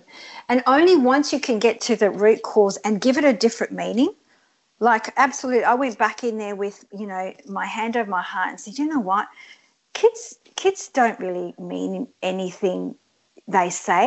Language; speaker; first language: English; early bilingual, other home language; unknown